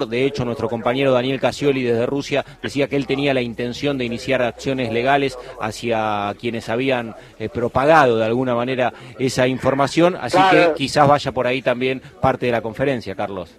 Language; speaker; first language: Spanish; native; Spanish